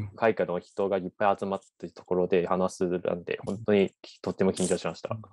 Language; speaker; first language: Japanese; non-native, fluent; Cantonese